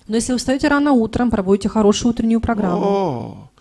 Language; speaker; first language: Russian; native; Russian